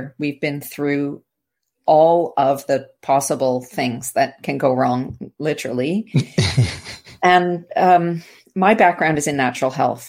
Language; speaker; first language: English; native; English